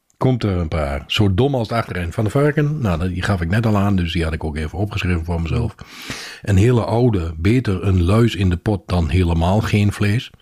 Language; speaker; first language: Dutch; native; Dutch